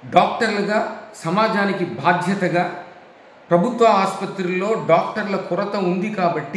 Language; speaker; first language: Telugu; native; Telugu